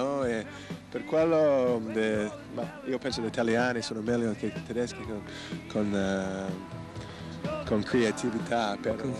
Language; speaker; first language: Italian; non-native, learner; English